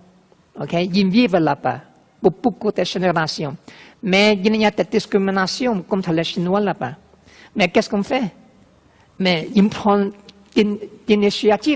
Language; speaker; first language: French; non-native, learner; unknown